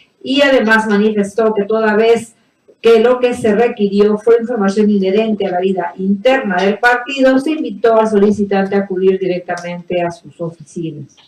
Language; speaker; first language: Spanish; native; Spanish